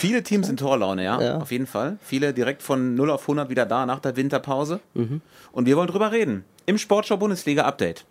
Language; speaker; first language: German; native; German